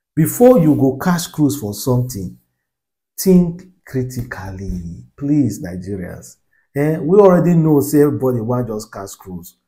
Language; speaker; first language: English; non-native, local second language; Yoruba